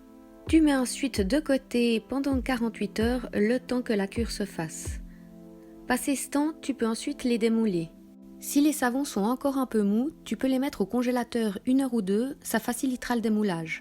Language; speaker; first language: French; native; French